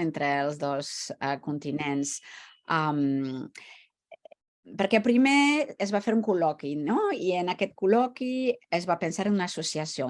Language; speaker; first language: Catalan; non-native, fluent; French